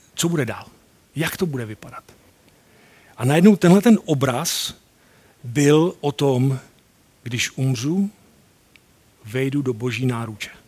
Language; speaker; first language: Czech; native; Czech